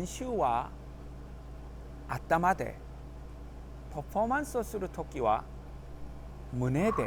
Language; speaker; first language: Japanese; non-native, learner; Korean